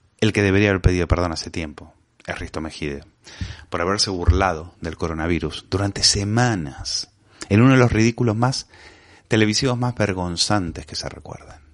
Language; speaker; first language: Spanish; native; Spanish